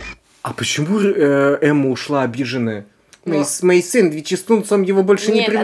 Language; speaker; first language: Russian; native; Russian